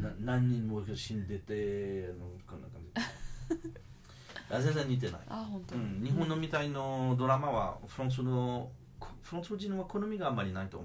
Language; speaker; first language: Japanese; non-native, fluent; French